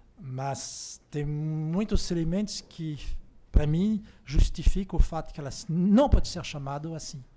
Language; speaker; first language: Portuguese; non-native, fluent; French